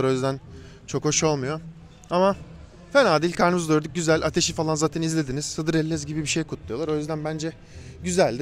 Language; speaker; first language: Turkish; native; Turkish